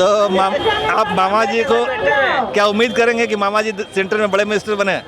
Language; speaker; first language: Hindi; native; Hindi